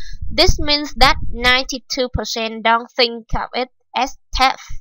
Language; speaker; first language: English; non-native, fluent; Vietnamese